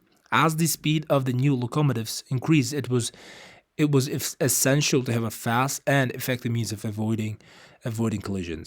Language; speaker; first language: English; non-native, fluent; Uzbek